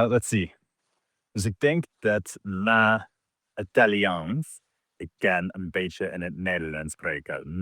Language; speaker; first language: Dutch; non-native, learner; English